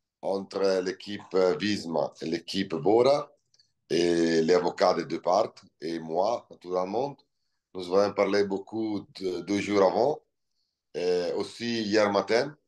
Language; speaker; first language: French; non-native, learner; Italian